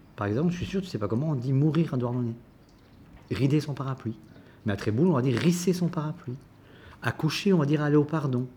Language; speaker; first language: French; native; French